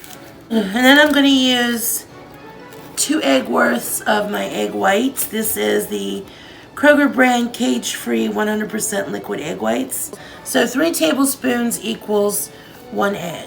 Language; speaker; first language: English; native; English